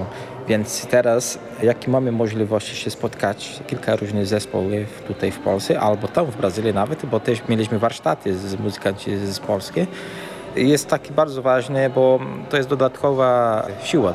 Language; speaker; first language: Polish; early bilingual, heritage; Portuguese